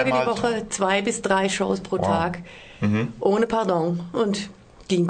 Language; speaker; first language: German; native; German